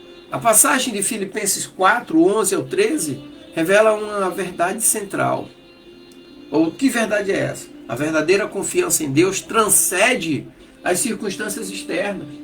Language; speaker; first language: Portuguese; native; Portuguese